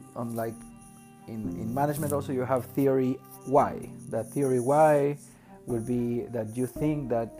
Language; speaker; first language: English; non-native, fluent; Spanish